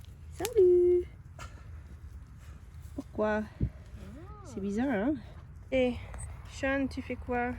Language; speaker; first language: French; non-native, learner; English